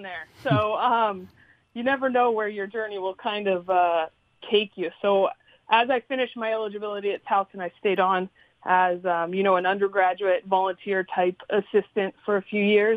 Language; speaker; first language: English; native; English